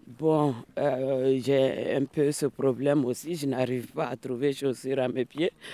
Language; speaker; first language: French; non-native, local second language; Bambara